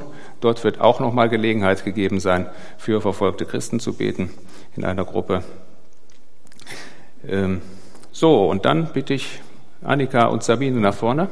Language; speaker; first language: German; native; German